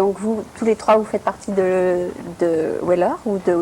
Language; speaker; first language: French; native; French